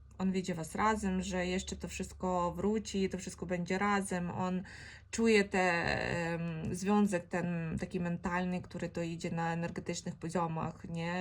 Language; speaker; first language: Polish; non-native, fluent; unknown